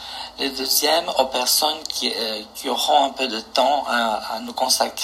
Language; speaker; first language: French; non-native, fluent; Portuguese